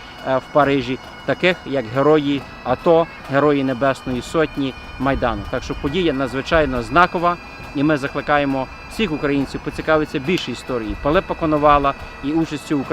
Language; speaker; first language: Ukrainian; native; Ukrainian